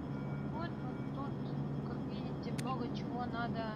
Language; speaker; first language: Russian; native; Russian